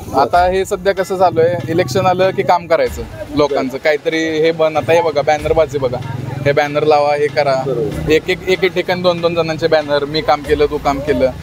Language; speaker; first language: Marathi; native; Marathi